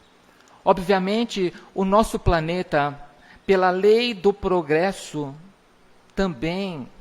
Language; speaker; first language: Portuguese; native; Portuguese